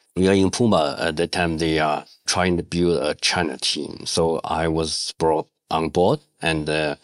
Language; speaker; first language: English; non-native, learner; Chinese